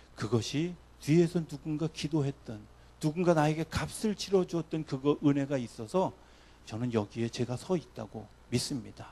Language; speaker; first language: Korean; native; Korean